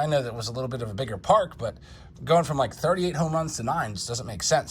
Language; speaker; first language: English; native; English